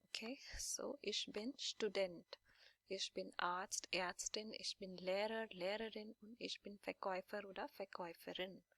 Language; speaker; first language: German; non-native, fluent; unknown